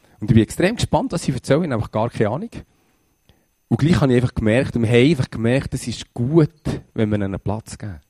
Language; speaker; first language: German; native; German